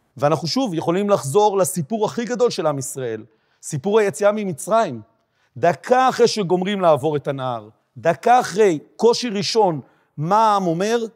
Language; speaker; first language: Hebrew; native; Hebrew